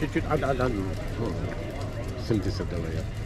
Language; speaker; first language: Russian; non-native, learner; Turkish